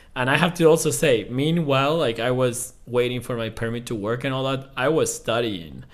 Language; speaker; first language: English; non-native, fluent; Spanish